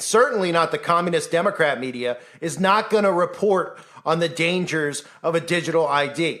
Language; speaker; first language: English; native; English